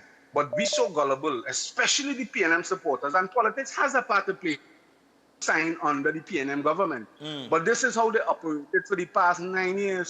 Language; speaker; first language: English; native; English